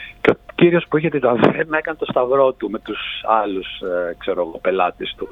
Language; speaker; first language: Greek; early bilingual, heritage; Greek